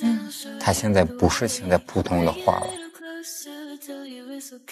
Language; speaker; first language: Chinese; non-native, fluent; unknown